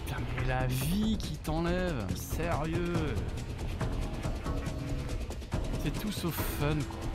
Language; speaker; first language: French; native; French